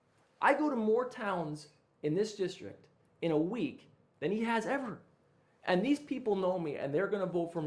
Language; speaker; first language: English; native; English